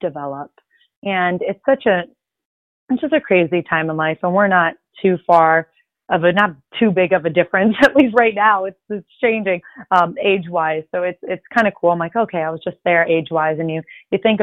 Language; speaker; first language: English; early bilingual, other home language; Spanish